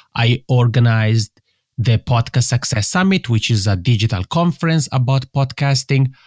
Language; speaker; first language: English; non-native, fluent; Italian